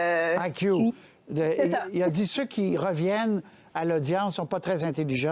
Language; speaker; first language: French; native; French